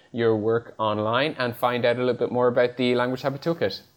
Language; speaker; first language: English; non-native, fluent; German